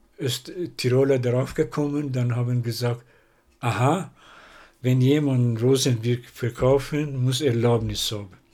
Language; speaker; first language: German; non-native, learner; Persian